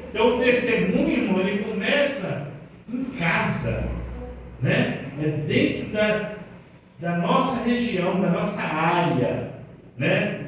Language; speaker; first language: Portuguese; native; Portuguese